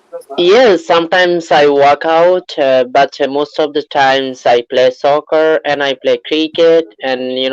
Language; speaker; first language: English; non-native, learner; Bangla